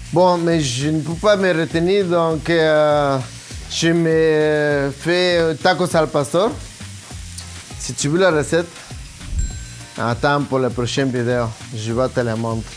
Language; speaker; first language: French; non-native, learner; Spanish